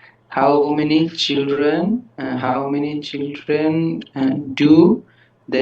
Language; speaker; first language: English; non-native, learner; Bangla